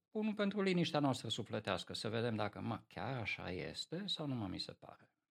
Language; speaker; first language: Romanian; non-native, local second language; Hungarian